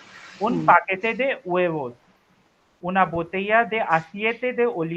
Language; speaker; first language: Spanish; non-native, fluent; Hindi